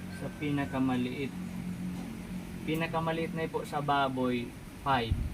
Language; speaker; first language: Filipino; non-native, local second language; Bikol